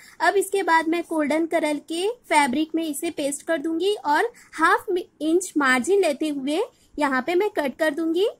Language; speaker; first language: Hindi; non-native, local second language; Bangla